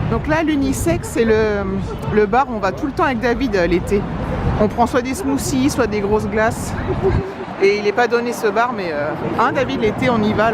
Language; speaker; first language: French; native; French